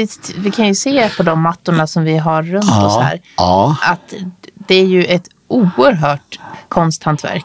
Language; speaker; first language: Swedish; native; Swedish